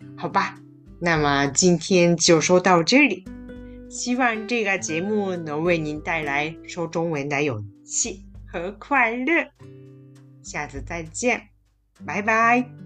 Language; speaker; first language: Chinese; non-native, fluent; Japanese